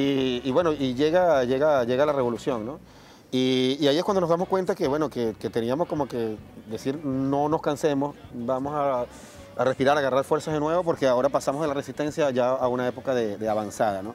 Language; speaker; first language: Spanish; native; Spanish